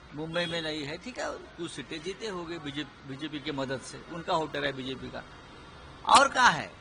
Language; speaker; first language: Hindi; non-native, local second language; Marathi